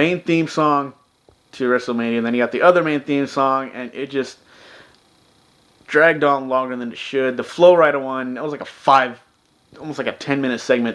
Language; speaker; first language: English; native; English